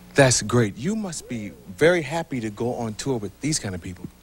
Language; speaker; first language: English; native; English